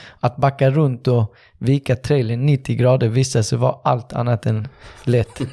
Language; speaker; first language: Swedish; early bilingual, other home language; Persian